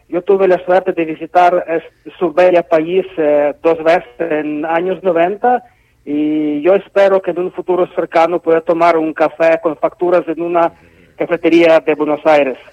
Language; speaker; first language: Spanish; non-native, fluent; Ukrainian